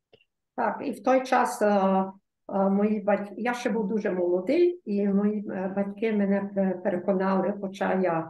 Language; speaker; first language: Ukrainian; early bilingual, heritage; Ukrainian